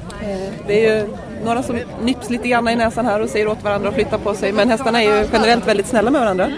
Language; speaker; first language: Swedish; native; Swedish